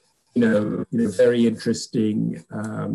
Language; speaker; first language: English; native; English